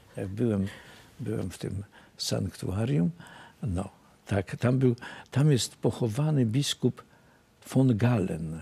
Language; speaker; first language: Polish; native; Polish